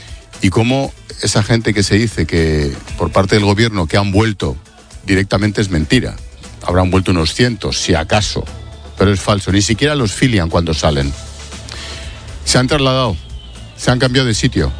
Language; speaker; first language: Spanish; native; Spanish